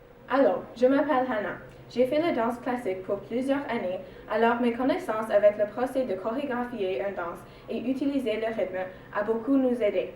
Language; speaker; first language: French; non-native, learner; English